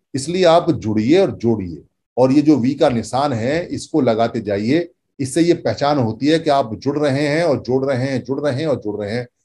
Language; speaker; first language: Hindi; native; Hindi